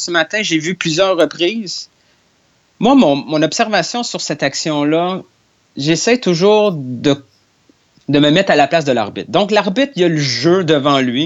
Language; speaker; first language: French; native; French